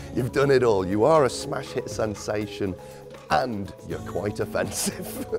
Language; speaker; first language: English; native; English